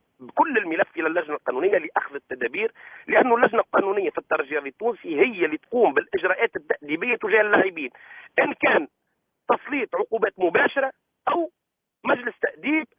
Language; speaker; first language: Arabic; native; Arabic